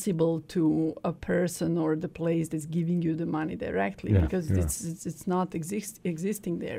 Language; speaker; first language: English; non-native, fluent; Serbian